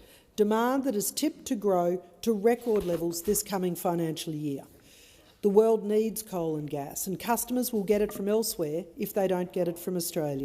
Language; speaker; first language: English; native; English